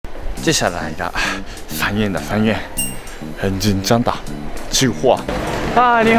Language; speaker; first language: Chinese; non-native, learner; Japanese